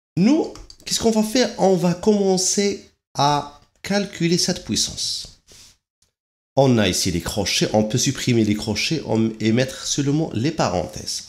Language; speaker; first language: French; non-native, local second language; Arabic